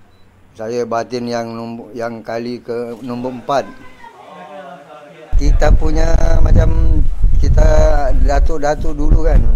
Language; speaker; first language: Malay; non-native, local second language; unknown